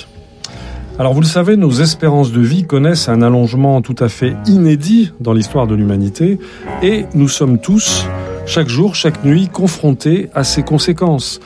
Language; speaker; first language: French; native; French